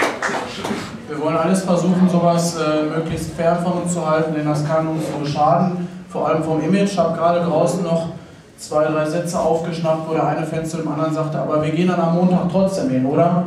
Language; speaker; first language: German; native; German